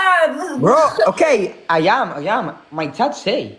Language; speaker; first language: English; non-native, learner; Spanish